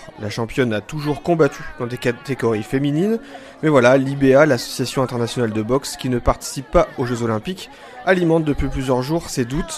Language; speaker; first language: French; native; French